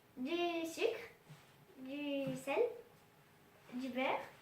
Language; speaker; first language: French; native; French